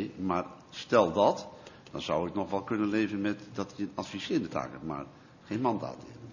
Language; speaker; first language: Dutch; native; Dutch